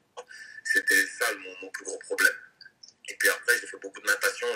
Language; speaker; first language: French; native; French